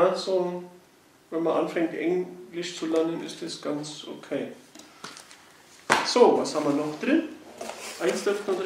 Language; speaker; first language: German; native; German